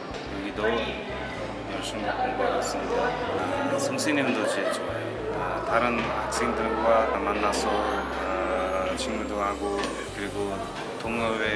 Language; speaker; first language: Korean; non-native, learner; Uzbek